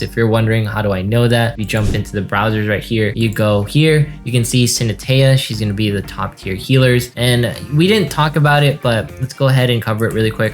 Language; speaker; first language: English; native; English